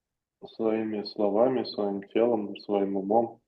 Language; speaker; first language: Russian; native; Russian